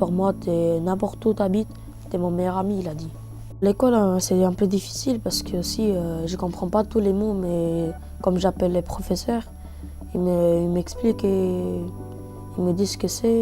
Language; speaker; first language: French; early bilingual, other home language; Bulgarian